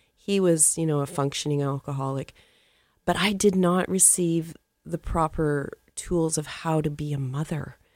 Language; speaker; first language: English; native; English